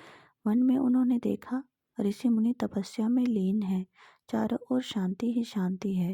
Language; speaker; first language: Hindi; native; Hindi